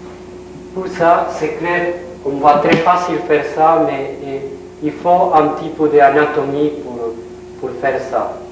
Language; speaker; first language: French; non-native, learner; Spanish